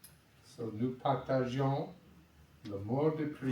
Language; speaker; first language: French; non-native, learner; English